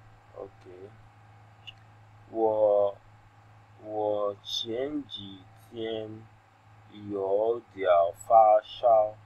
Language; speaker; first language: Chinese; non-native, learner; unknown